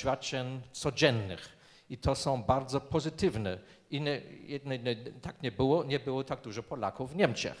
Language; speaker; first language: Polish; non-native, fluent; German